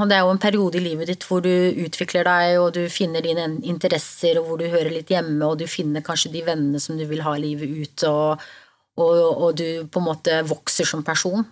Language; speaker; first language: Norwegian; early bilingual, other home language; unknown